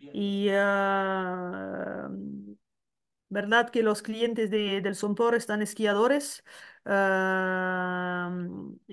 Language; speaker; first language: Spanish; non-native, learner; French